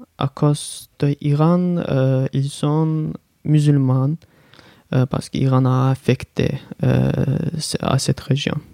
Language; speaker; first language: French; non-native, learner; Azerbaijani